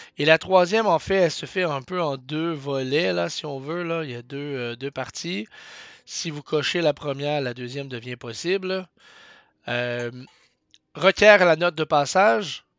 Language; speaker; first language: French; native; French